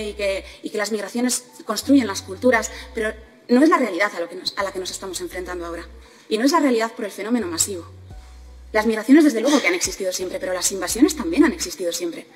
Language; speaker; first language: Spanish; native; Spanish